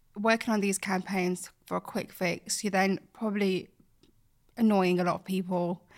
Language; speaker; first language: English; native; English